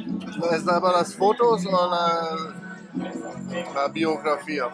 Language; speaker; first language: Spanish; non-native, learner; German